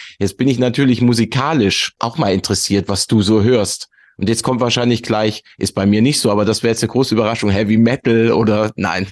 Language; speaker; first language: German; native; German